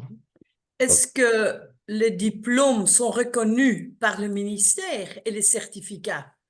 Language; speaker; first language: French; non-native, local second language; Dutch